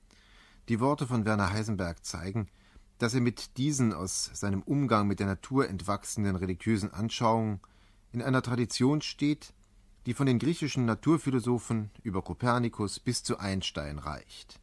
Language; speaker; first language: German; native; German